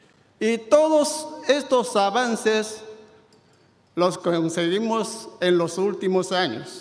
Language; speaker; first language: Spanish; non-native, fluent; Chinese